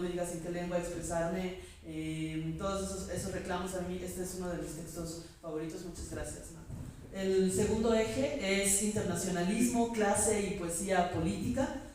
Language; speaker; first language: Spanish; native; Spanish